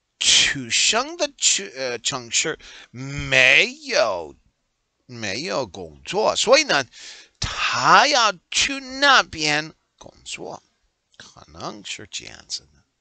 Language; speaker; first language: Chinese; non-native, learner; English